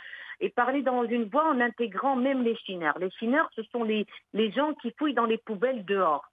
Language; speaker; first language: French; early bilingual, other home language; Arabic